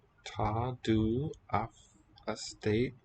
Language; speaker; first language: Danish; non-native, learner; English